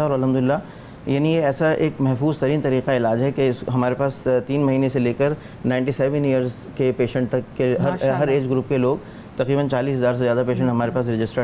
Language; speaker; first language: Urdu; native; Urdu